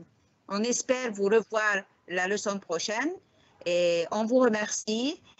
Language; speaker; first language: French; non-native, fluent; Arabic